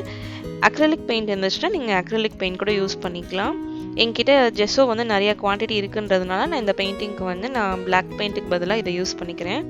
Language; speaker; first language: Tamil; native; Tamil